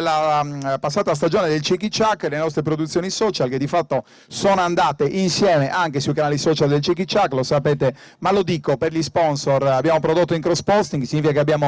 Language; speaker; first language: Italian; native; Italian